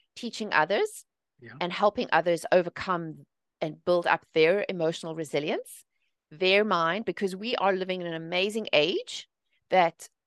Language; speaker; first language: English; native; English